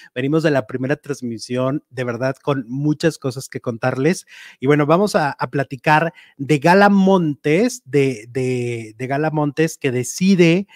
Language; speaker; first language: Spanish; native; Spanish